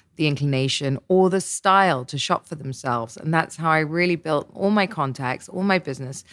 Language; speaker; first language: English; native; English